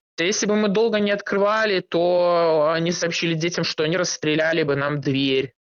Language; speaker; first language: Russian; native; Russian